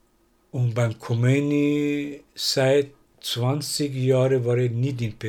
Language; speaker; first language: German; non-native, learner; Persian